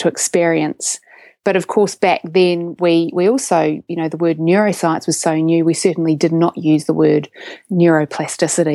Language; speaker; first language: English; native; English